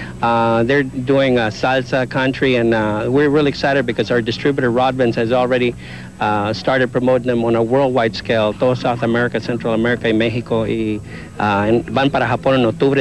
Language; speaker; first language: English; early bilingual, other home language; Spanish